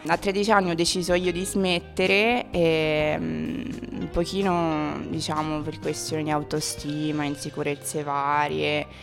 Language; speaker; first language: Italian; non-native, fluent; English